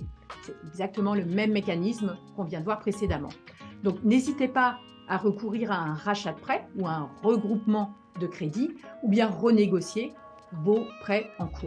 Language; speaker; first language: French; native; French